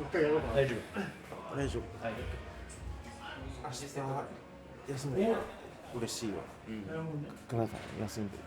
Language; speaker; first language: Japanese; native; Japanese